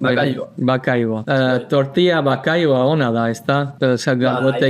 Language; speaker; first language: Basque; non-native, learner; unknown